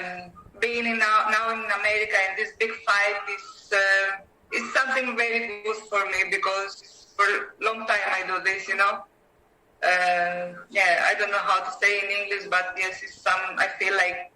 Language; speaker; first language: English; non-native, learner; Greek